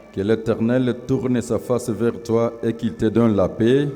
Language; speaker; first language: French; non-native, local second language; Lingala